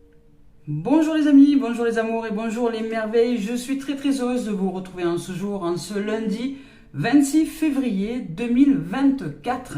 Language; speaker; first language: French; native; French